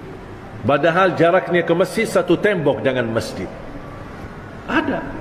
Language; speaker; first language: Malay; non-native, fluent; Arabic